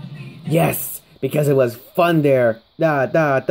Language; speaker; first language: English; native; English